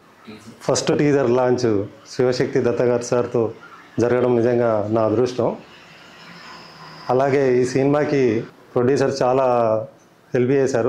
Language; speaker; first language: Telugu; native; Telugu